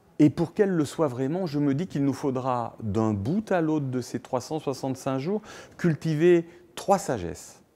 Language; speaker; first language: French; native; French